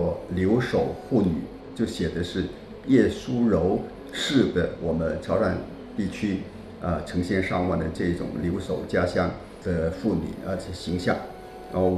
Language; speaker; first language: Chinese; non-native, local second language; Min Nan Chinese